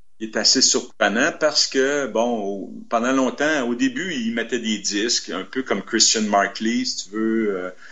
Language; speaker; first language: French; native; French